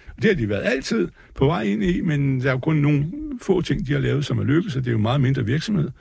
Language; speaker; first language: Danish; native; Danish